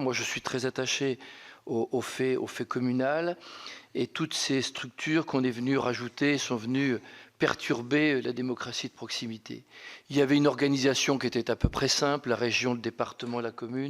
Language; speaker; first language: French; native; French